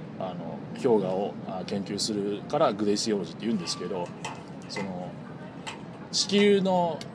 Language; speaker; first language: Japanese; native; Japanese